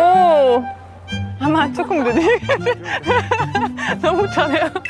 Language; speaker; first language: Korean; non-native, fluent; French